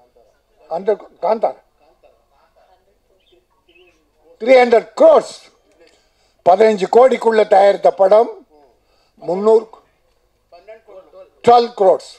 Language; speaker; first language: Tamil; native; Tamil